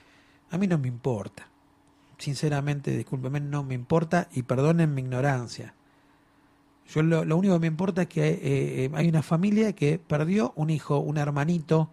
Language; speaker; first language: Spanish; native; Spanish